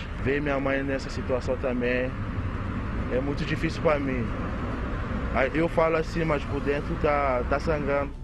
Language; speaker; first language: Portuguese; non-native, fluent; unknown